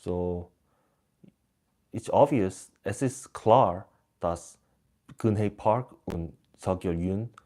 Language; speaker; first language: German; non-native, learner; Korean